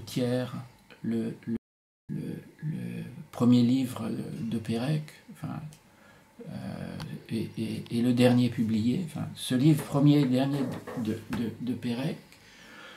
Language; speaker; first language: French; native; French